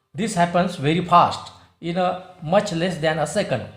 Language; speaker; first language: English; non-native, local second language; Marathi